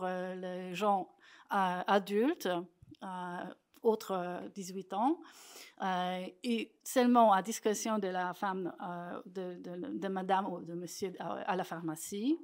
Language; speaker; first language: French; non-native, fluent; Polish